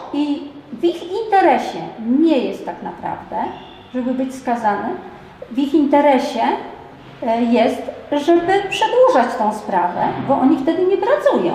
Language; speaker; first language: Polish; native; Polish